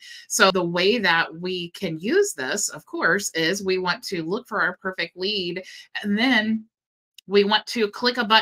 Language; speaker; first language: English; native; English